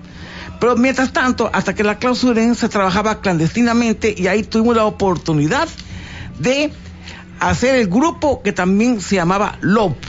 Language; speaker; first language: Spanish; native; Spanish